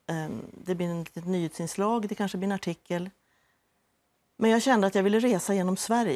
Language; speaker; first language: Swedish; native; Swedish